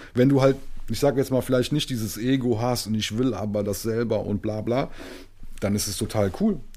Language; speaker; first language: German; native; German